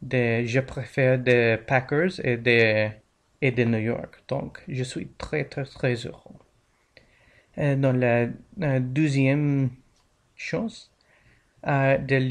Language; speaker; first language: French; non-native, learner; English